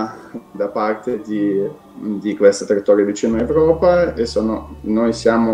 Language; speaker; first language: Italian; non-native, fluent; Ukrainian